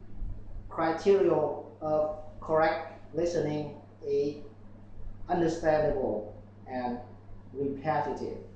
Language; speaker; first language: English; non-native, learner; Vietnamese